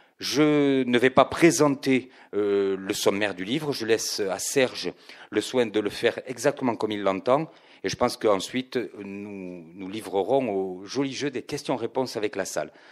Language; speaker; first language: French; native; French